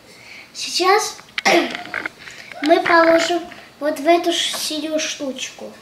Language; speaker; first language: Russian; early bilingual, heritage; Russian